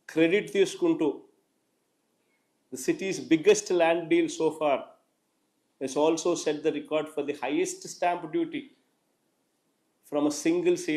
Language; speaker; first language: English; non-native, local second language; Telugu